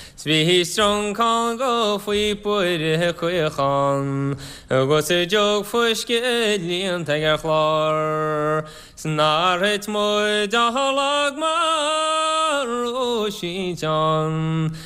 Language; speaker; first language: Irish; native; Irish